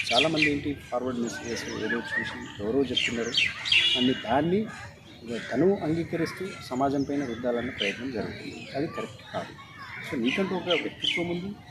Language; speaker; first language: Telugu; non-native, local second language; Marathi